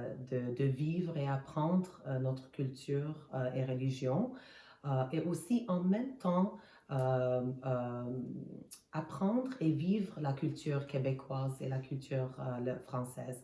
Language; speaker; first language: French; non-native, fluent; Armenian